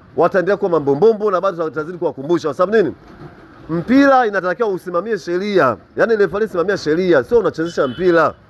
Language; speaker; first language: Swahili; native; Swahili